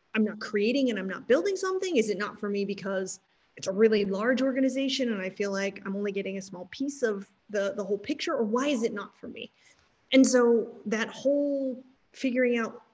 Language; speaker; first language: English; native; English